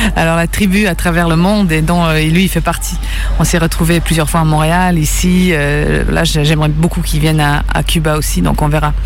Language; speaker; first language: French; early bilingual, other home language; Serbian